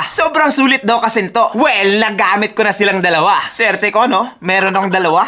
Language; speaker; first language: Filipino; native; Filipino